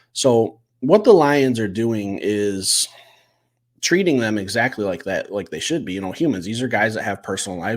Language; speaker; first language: English; native; English